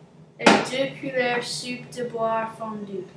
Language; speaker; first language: French; non-native, learner; English